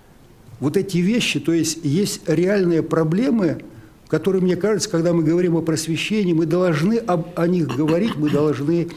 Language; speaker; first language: Russian; native; Russian